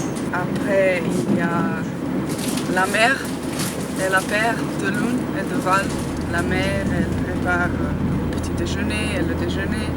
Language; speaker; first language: French; non-native, fluent; Slovenian